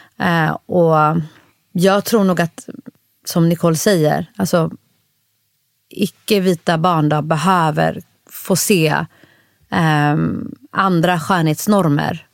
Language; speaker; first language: Swedish; native; Swedish